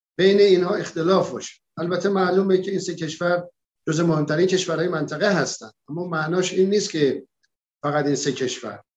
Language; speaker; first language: Persian; native; Persian